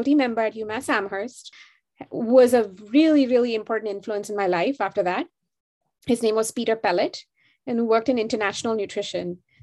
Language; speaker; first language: English; non-native, local second language; Hindi